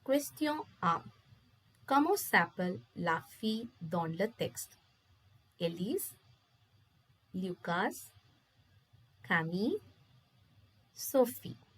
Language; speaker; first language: French; non-native, fluent; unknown